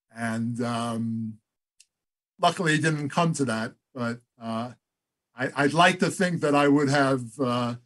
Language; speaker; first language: English; native; English